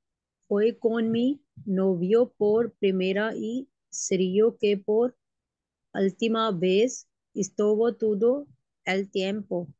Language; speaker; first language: Spanish; non-native, learner; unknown